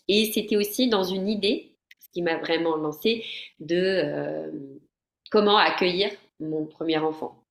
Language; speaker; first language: French; non-native, fluent; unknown